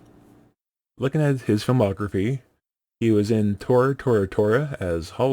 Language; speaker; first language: English; native; English